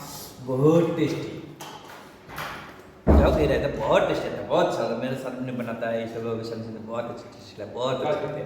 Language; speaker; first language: Hindi; non-native, local second language; Bangla